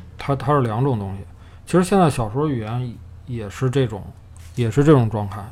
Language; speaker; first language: Chinese; native; Chinese